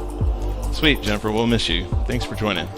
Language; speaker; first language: English; native; English